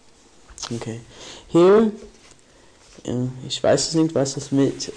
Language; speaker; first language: German; non-native, learner; English